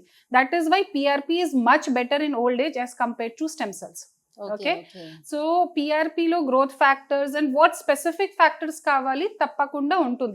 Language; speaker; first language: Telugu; non-native, local second language; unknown